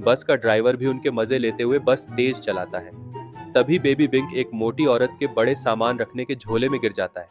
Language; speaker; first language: Hindi; native; Hindi